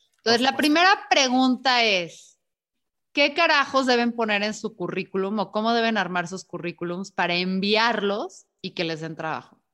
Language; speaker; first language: Spanish; native; Spanish